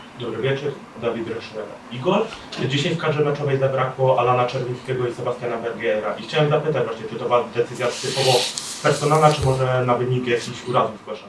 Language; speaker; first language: Polish; native; Polish